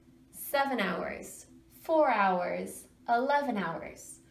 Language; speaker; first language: English; native; English